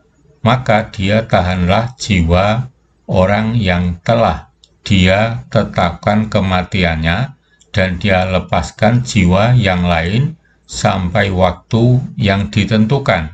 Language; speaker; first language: Indonesian; native; Indonesian